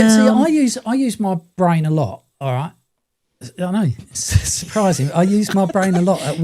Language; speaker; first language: English; native; English